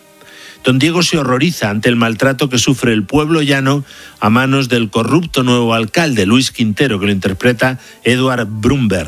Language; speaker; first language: Spanish; native; Spanish